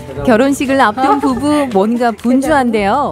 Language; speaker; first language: Korean; native; Korean